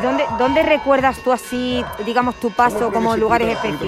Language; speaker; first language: Spanish; native; Spanish